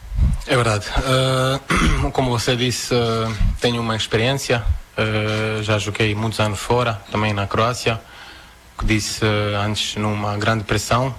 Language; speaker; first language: Portuguese; non-native, fluent; Croatian